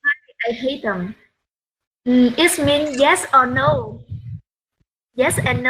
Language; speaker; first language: English; non-native, learner; Vietnamese